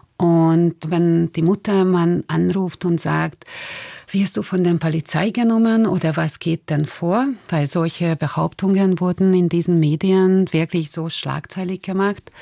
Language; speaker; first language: German; non-native, fluent; Hungarian